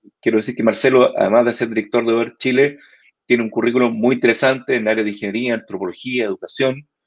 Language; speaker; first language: Spanish; native; Spanish